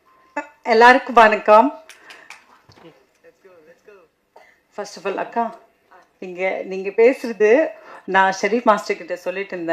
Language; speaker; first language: Tamil; non-native, fluent; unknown